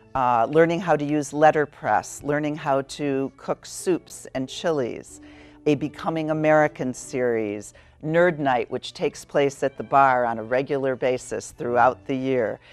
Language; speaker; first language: English; native; English